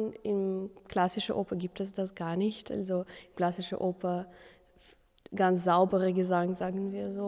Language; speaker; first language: German; non-native, fluent; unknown